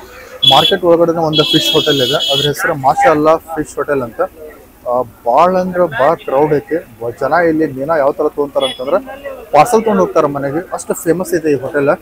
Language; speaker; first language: Kannada; native; Kannada